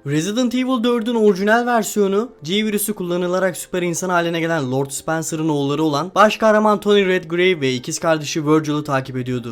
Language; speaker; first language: Turkish; native; Turkish